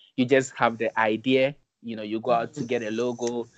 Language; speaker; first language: English; non-native, local second language; Akan